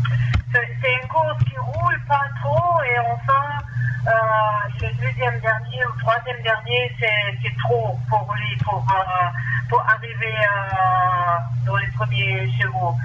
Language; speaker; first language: French; non-native, learner; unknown